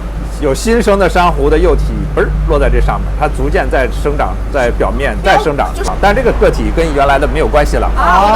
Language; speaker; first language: Chinese; native; Chinese